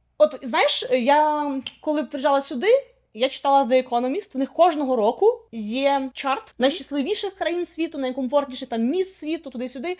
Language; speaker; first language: Ukrainian; native; Ukrainian